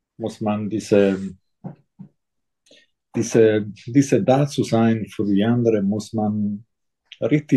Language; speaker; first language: German; non-native, local second language; Italian